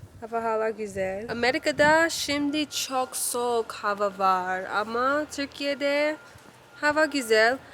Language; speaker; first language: Turkish; non-native, learner; English